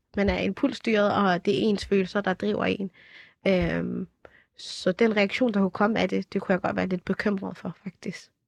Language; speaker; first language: Danish; early bilingual, other home language; Somali